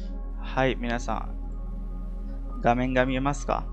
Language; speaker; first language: Japanese; non-native, fluent; Hindi